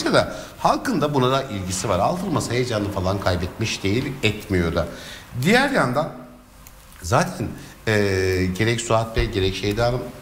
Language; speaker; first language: Turkish; native; Turkish